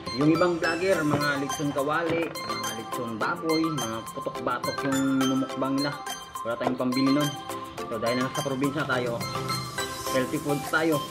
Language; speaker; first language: Filipino; non-native, local second language; Hiligaynon